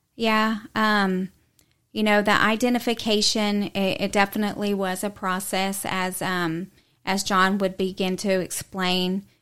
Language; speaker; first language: English; native; English